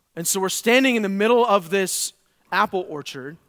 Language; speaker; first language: English; native; English